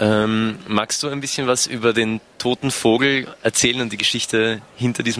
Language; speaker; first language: German; native; German